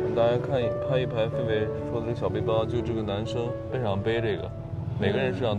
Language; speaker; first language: Chinese; native; Chinese